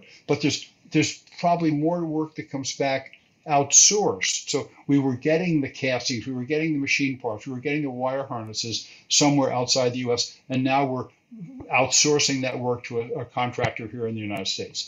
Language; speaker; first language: English; native; English